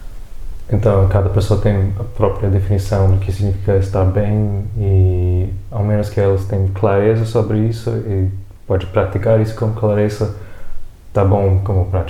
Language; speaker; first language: Portuguese; non-native, fluent; English